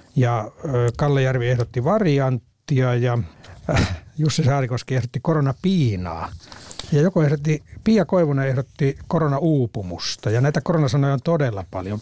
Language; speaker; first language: Finnish; native; Finnish